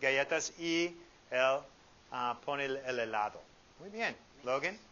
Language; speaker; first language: Spanish; non-native, fluent; English